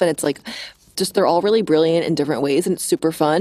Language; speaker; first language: English; native; English